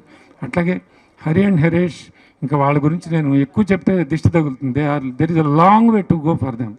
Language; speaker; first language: Telugu; native; Telugu